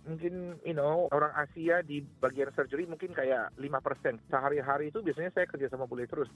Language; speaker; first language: Indonesian; native; Indonesian